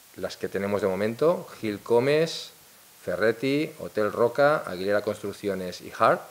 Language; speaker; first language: Spanish; non-native, local second language; Catalan